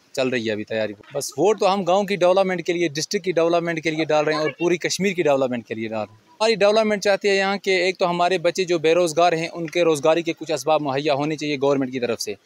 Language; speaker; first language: Urdu; non-native, local second language; Kashmiri